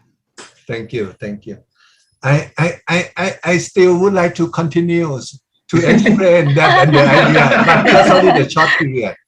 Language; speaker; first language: English; non-native, learner; Thai